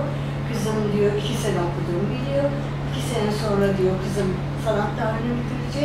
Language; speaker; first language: Turkish; non-native, fluent; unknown